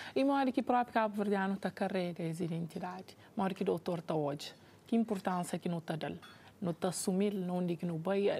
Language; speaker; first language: Portuguese; non-native, local second language; Kabuverdianu